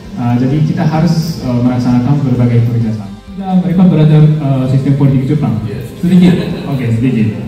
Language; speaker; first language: Indonesian; non-native, fluent; Japanese